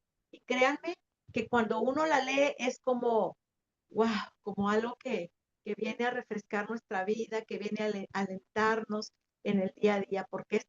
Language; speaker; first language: Spanish; native; Spanish